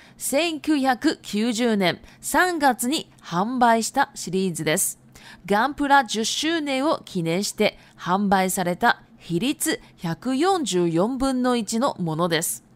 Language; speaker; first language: Japanese; non-native, fluent; Chinese